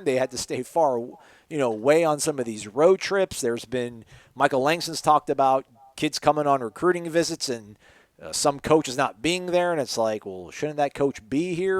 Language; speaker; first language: English; native; English